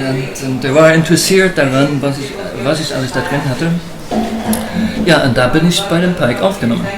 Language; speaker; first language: German; non-native, fluent; English